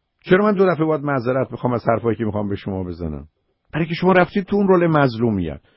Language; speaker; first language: Persian; native; Persian